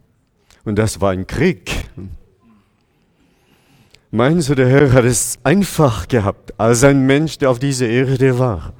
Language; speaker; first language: German; non-native, fluent; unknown